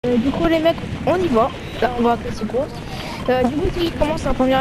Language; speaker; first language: French; native; French